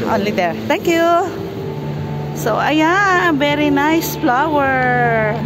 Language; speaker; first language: English; non-native, learner; Filipino